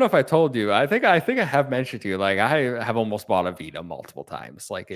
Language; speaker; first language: English; native; English